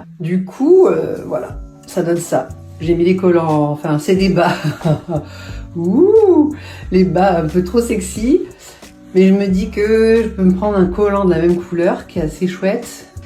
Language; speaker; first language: French; native; French